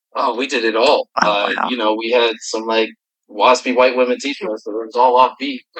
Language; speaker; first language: English; native; English